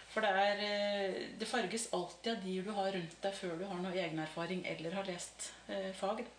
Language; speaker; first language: Norwegian; native; Norwegian